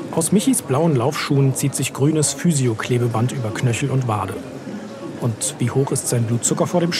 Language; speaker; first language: German; native; German